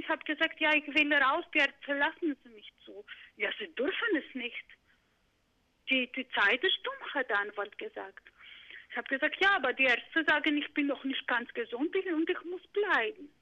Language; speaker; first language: German; non-native, fluent; Greek